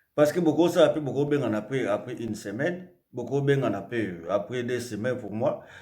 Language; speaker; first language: French; non-native, local second language; Lingala